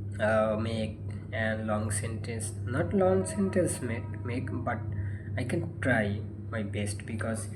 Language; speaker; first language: English; non-native, learner; Bangla